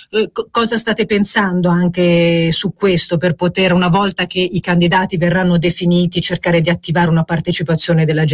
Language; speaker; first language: Italian; native; Italian